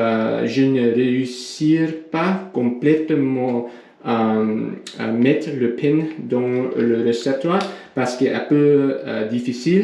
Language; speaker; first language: French; non-native, learner; English